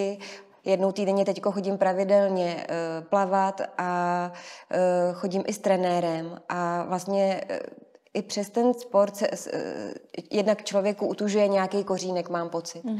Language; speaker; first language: Czech; native; Czech